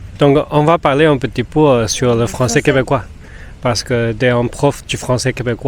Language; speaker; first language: French; non-native, fluent; Spanish